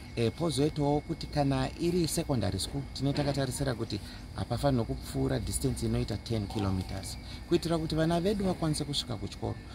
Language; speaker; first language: Shona; native; Shona